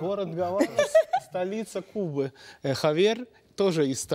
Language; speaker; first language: Russian; native; Russian